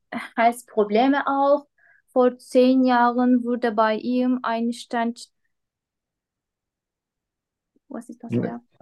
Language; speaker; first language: German; non-native, learner; Turkish